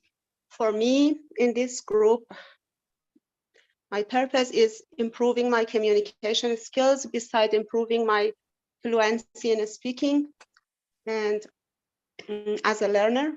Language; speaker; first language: English; non-native, learner; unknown